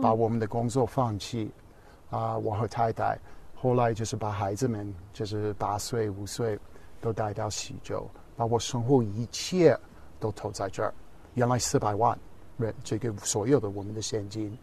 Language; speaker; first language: Chinese; non-native, fluent; English